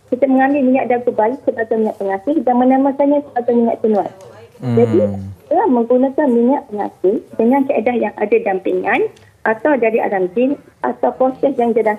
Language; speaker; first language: Malay; native; Malay